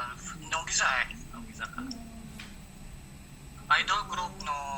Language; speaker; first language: Japanese; non-native, learner; Indonesian